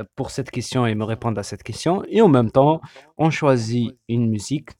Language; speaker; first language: French; non-native, local second language; Arabic